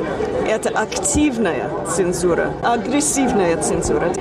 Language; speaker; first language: Russian; non-native, fluent; English